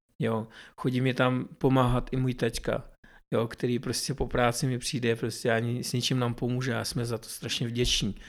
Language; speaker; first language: Czech; early bilingual, other home language; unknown